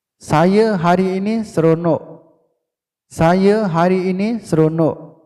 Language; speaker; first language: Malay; non-native, fluent; Burmese